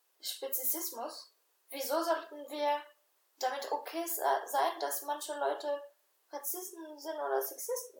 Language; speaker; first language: German; non-native, fluent; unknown